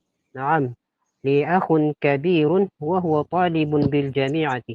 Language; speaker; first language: Arabic; non-native, learner; Filipino